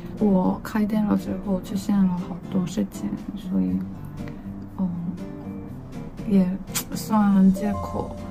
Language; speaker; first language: Chinese; non-native, fluent; Korean